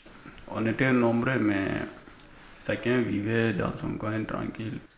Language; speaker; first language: French; non-native, learner; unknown